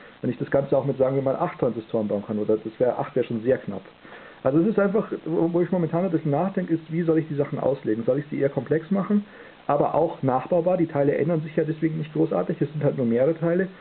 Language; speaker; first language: German; native; German